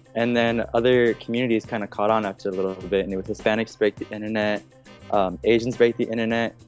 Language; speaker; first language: English; native; English